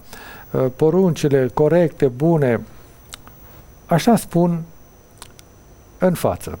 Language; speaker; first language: Romanian; native; Romanian